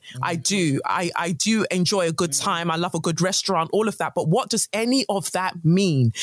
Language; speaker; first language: English; native; English